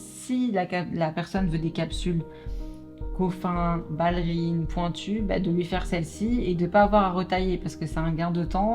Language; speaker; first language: French; native; French